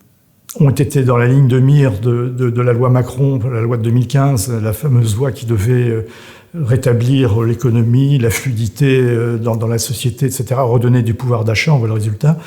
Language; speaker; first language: French; native; French